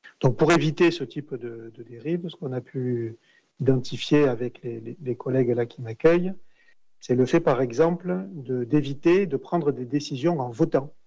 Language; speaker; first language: French; native; French